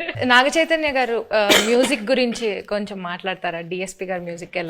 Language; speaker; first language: Telugu; native; Telugu